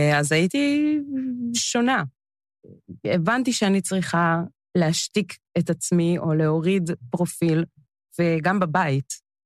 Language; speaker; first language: Hebrew; early bilingual, other home language; English